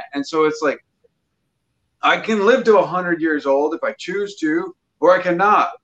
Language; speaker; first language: English; native; English